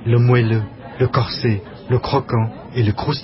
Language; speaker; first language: French; native; French